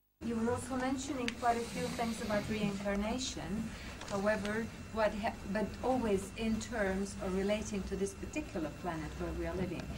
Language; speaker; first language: English; non-native, fluent; Hungarian